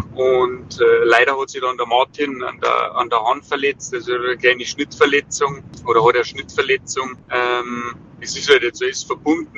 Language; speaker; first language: German; native; German